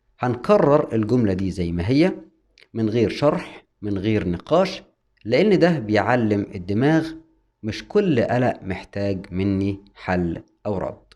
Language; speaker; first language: Arabic; native; Arabic